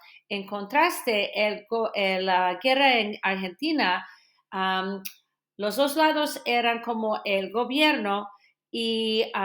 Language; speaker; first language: Spanish; non-native, fluent; English